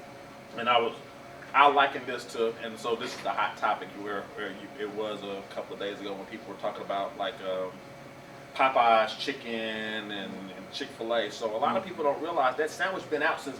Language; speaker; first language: English; native; English